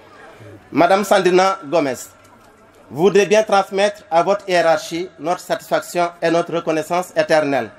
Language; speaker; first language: French; non-native, local second language; Wolof